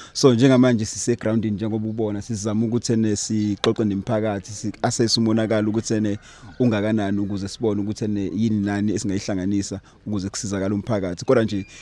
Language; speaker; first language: Zulu; native; Zulu